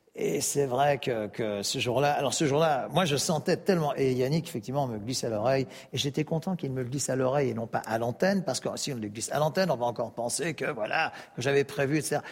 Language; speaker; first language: French; native; French